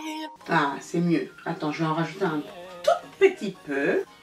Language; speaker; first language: French; native; French